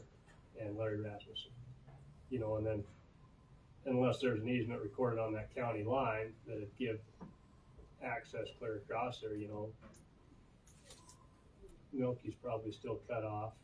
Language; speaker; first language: English; native; English